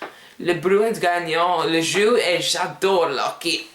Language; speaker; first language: French; non-native, learner; English